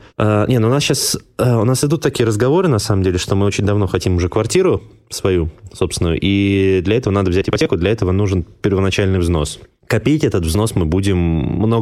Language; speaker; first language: Russian; native; Russian